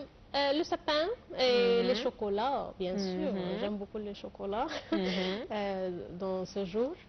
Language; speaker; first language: French; non-native, fluent; Arabic